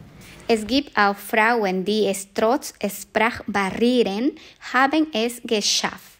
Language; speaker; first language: German; non-native, fluent; Spanish